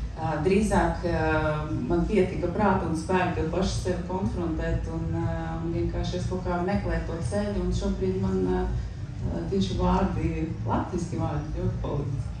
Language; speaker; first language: Latvian; non-native, local second language; Russian